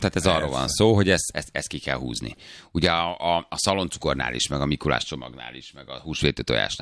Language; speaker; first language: Hungarian; native; Hungarian